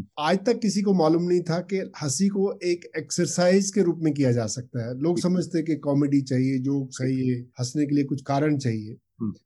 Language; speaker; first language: Hindi; non-native, local second language; Punjabi